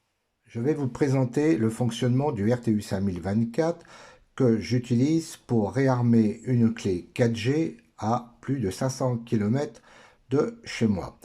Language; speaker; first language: French; native; French